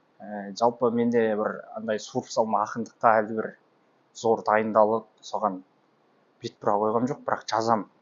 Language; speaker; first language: Kazakh; native; Kazakh